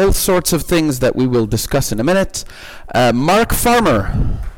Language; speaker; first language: English; non-native, fluent; Dutch